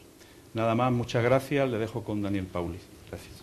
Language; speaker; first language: Spanish; native; Spanish